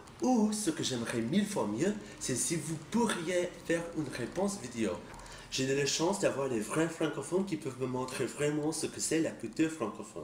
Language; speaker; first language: French; non-native, learner; English